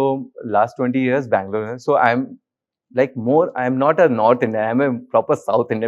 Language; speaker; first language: Telugu; non-native, local second language; Hindi